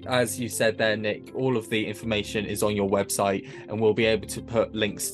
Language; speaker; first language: English; native; English